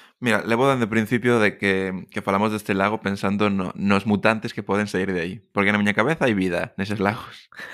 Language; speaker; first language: Galician; non-native, local second language; Spanish